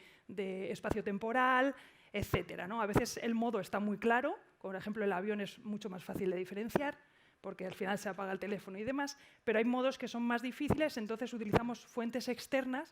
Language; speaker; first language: Spanish; native; Spanish